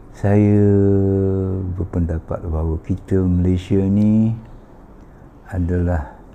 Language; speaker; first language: Malay; native; Malay